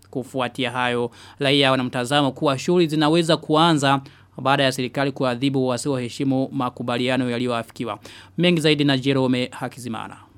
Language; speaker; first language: Swahili; non-native, local second language; Rundi